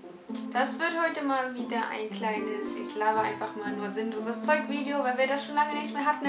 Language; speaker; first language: German; native; German